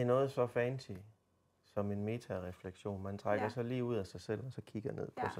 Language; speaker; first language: Danish; native; Danish